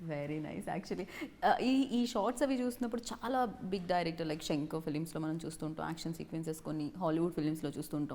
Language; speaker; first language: Telugu; native; Telugu